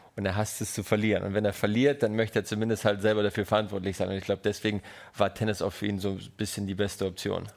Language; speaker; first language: German; early bilingual, other home language; Russian